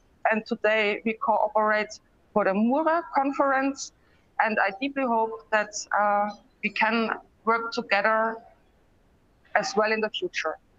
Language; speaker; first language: English; non-native, fluent; German